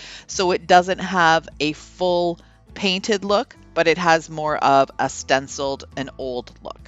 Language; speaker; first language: English; native; English